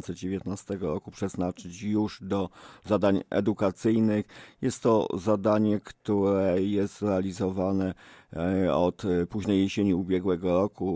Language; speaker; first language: Polish; native; Polish